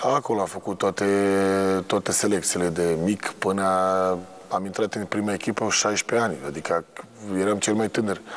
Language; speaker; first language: Romanian; non-native, fluent; Serbian